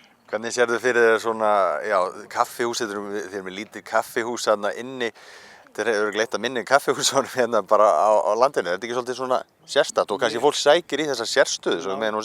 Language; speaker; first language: Icelandic; native; Icelandic